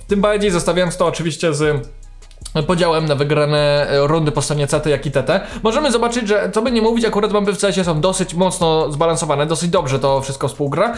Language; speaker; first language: Polish; native; Polish